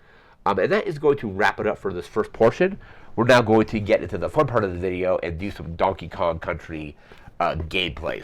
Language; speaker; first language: English; native; English